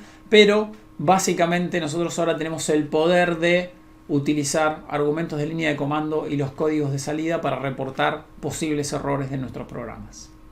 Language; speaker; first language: Spanish; native; Spanish